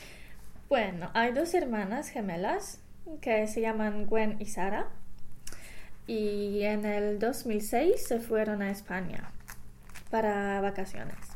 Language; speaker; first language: Spanish; non-native, learner; English